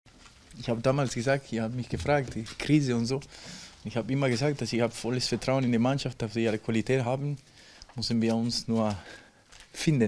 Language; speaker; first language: German; non-native, fluent; Spanish